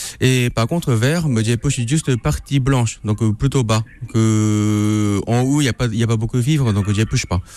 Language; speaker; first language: French; non-native, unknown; Japanese